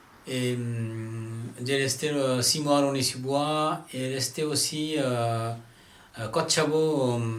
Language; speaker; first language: French; non-native, learner; Bangla